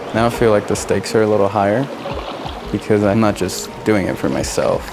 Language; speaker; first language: English; native; English